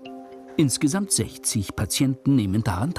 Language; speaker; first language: German; native; German